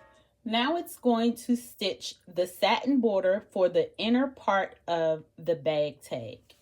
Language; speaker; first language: English; native; English